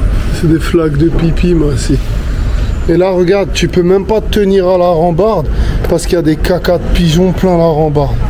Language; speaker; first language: French; native; French